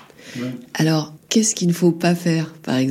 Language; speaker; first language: French; native; French